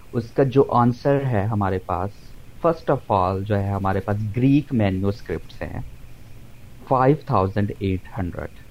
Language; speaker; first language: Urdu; non-native, local second language; Punjabi